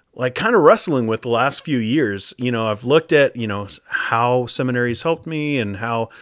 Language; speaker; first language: English; native; English